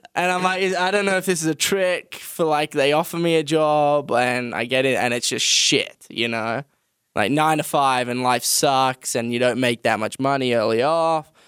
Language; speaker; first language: English; native; English